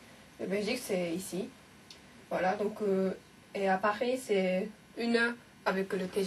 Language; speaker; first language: French; non-native, learner; Japanese